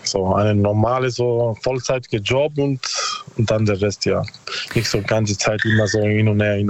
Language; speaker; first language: German; non-native, learner; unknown